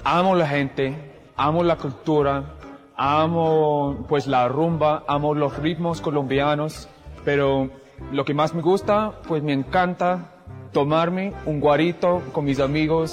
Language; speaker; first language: Spanish; non-native, fluent; English